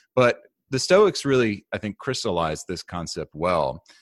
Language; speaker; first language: English; native; English